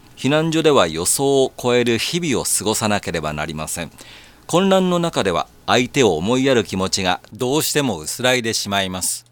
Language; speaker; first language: Japanese; native; Japanese